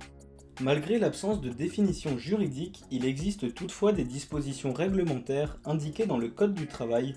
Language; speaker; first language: French; native; French